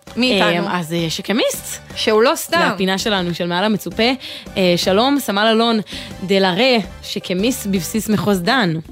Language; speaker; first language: Hebrew; native; Hebrew